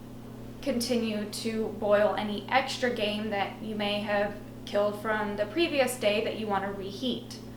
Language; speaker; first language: English; native; English